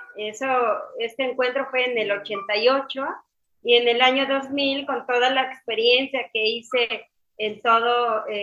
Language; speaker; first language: Spanish; non-native, local second language; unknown